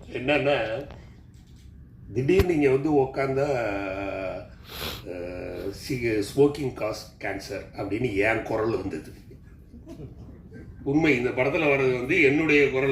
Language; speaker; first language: Tamil; native; Tamil